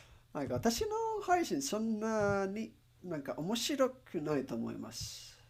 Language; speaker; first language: Japanese; non-native, learner; English